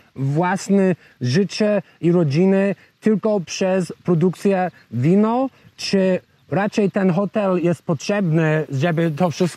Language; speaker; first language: Polish; non-native, learner; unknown